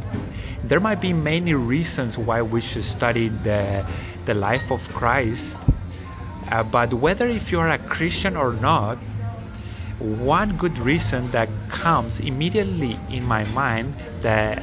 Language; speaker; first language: English; non-native, fluent; Spanish